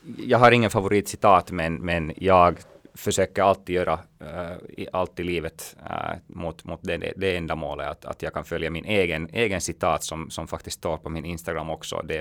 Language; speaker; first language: Swedish; native; Swedish